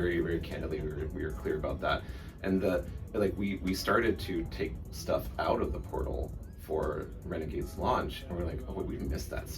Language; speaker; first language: English; native; English